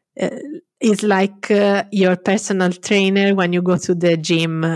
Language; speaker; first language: English; non-native, fluent; Italian